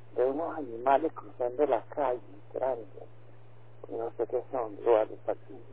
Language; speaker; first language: Spanish; native; Spanish